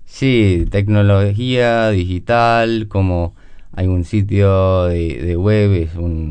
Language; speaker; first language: Spanish; non-native, learner; English